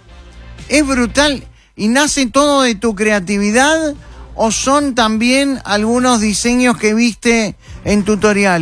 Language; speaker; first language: Spanish; native; Spanish